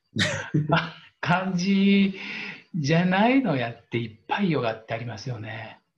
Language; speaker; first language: Japanese; native; Japanese